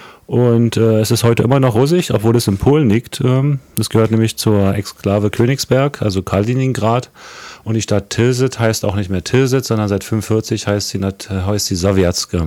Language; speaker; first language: German; native; German